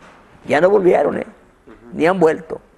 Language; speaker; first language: Spanish; native; Spanish